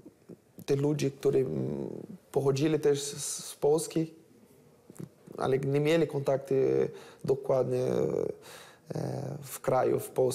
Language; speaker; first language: Polish; non-native, learner; Portuguese